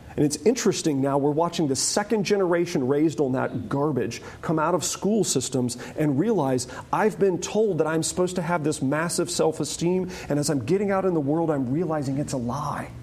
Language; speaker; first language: English; native; English